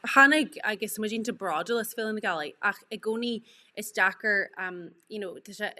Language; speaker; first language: Irish; native; Irish